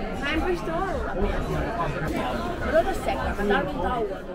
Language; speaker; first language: Finnish; non-native, fluent; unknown